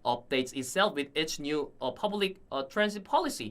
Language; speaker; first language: English; non-native, fluent; Korean